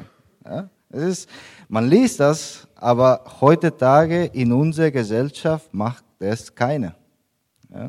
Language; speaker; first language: German; non-native, fluent; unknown